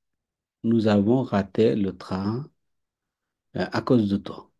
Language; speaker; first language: French; non-native, fluent; Bangla